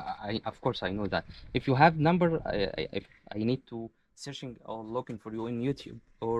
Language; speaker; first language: English; non-native, learner; Arabic